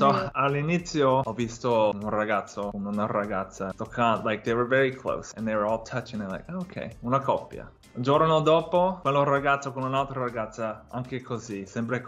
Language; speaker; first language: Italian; non-native, fluent; English